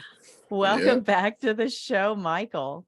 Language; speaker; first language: English; native; English